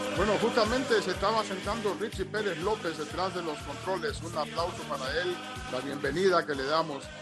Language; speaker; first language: Spanish; early bilingual, heritage; Spanish